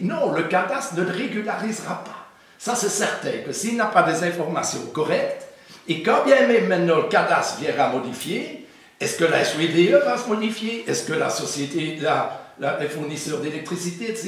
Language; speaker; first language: French; native; French